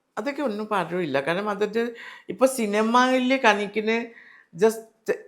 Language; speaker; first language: Malayalam; non-native, learner; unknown